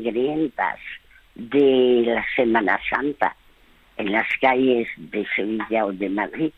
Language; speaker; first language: Spanish; early bilingual, other home language; French